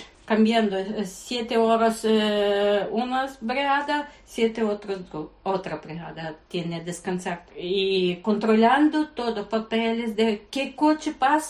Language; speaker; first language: Spanish; non-native, learner; Ukrainian